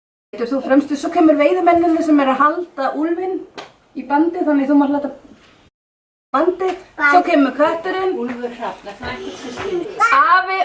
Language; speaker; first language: Icelandic; non-native, fluent; Danish